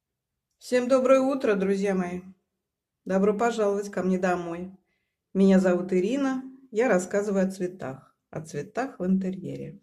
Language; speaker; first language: Russian; native; Russian